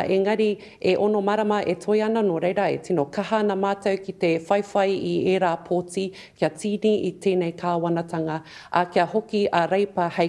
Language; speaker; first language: Māori; non-native, local second language; English